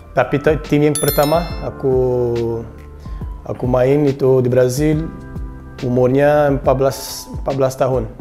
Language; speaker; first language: Indonesian; non-native, learner; Portuguese